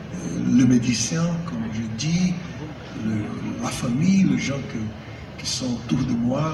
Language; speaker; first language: French; non-native, learner; Portuguese